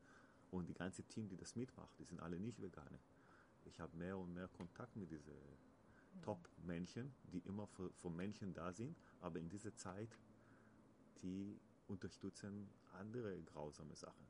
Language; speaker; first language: German; non-native, learner; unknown